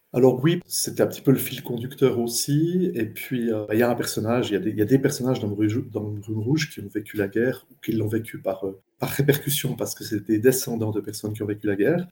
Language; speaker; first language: French; native; French